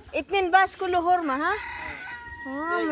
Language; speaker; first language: Arabic; non-native, learner; Filipino